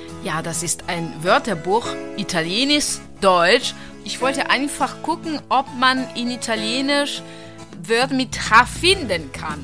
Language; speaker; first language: German; non-native, fluent; Italian